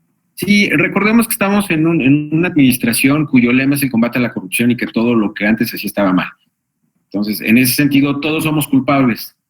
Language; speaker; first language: Spanish; native; Spanish